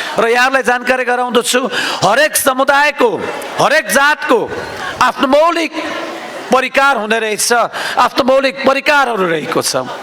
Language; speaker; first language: Nepali; non-native, local second language; Newari